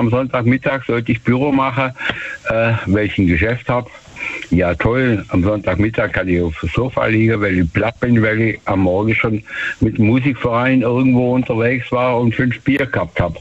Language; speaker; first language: German; native; German